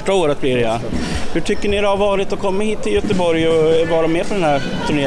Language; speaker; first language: Swedish; native; Swedish